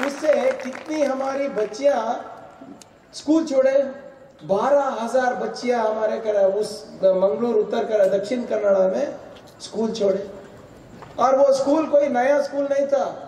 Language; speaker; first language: Hindi; non-native, local second language; Kannada